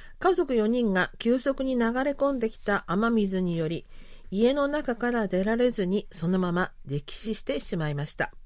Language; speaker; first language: Japanese; native; Japanese